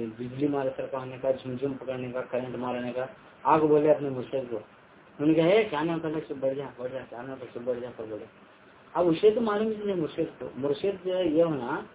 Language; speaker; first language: Urdu; native; Urdu